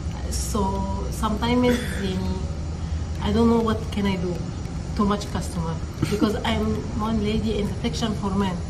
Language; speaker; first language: English; non-native, learner; Arabic